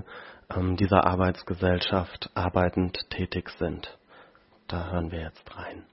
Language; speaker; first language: German; native; German